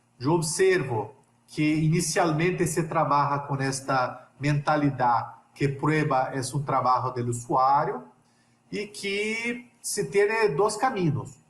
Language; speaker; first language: Spanish; non-native, fluent; Portuguese